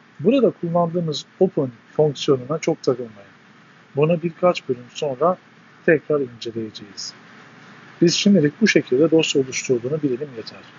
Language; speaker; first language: Turkish; native; Turkish